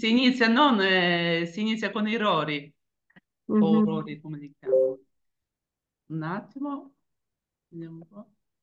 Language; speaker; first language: Italian; non-native, fluent; Russian